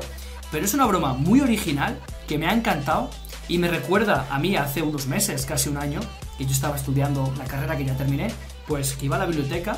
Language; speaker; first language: Spanish; native; Spanish